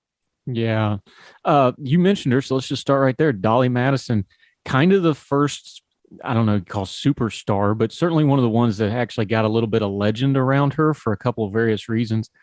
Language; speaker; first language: English; native; English